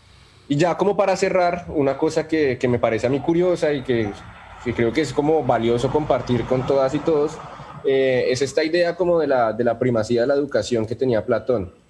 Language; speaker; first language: Spanish; native; Spanish